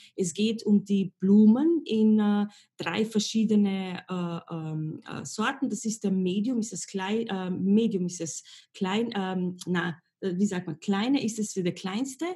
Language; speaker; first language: German; non-native, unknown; Slovenian